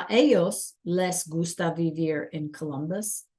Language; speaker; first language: Spanish; non-native, fluent; English